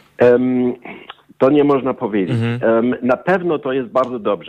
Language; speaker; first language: Polish; non-native, learner; German